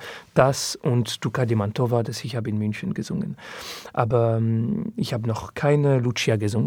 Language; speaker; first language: German; non-native, learner; French